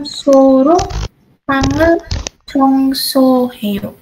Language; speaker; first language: Korean; non-native, learner; Indonesian